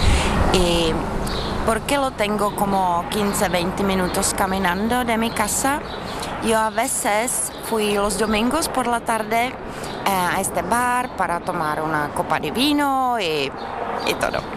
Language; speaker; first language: Spanish; non-native, fluent; Czech